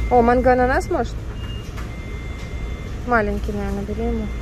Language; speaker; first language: Russian; native; Russian